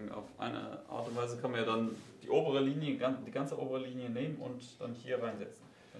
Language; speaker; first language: German; native; German